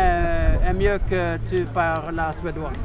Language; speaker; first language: French; non-native, learner; English